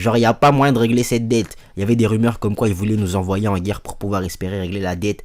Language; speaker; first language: French; native; French